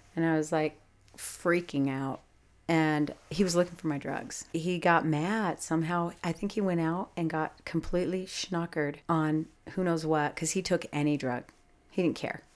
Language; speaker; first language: English; native; English